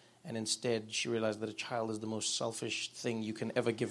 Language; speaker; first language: English; native; English